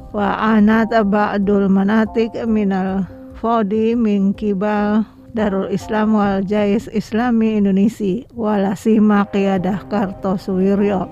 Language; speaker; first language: Arabic; non-native, fluent; Indonesian